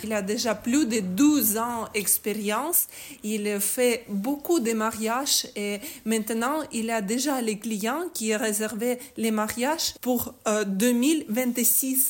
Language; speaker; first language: French; non-native, learner; Ukrainian